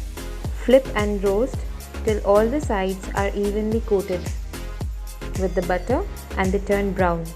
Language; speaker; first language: English; non-native, local second language; Hindi